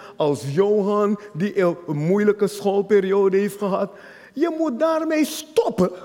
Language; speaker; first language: Dutch; non-native, fluent; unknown